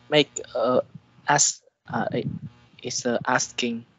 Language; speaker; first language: English; non-native, learner; Vietnamese